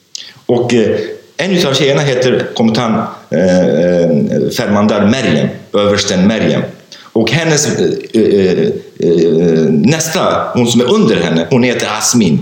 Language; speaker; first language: Swedish; non-native, fluent; Kurdish